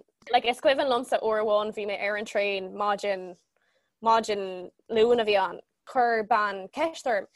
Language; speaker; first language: Irish; non-native, local second language; English